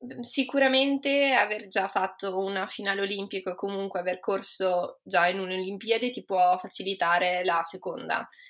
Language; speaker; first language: Italian; native; Italian